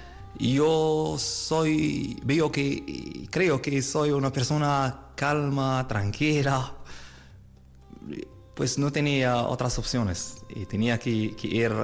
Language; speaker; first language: Spanish; non-native, learner; Arabic